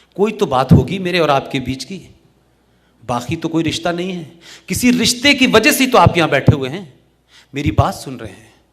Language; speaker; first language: Hindi; native; Hindi